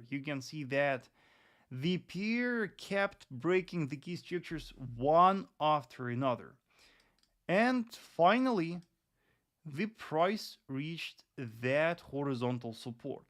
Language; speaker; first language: English; non-native, fluent; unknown